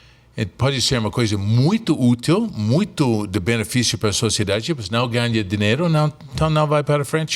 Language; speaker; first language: Portuguese; non-native, fluent; English